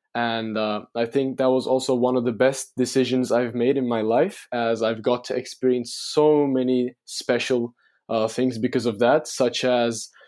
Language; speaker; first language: English; non-native, fluent; Turkish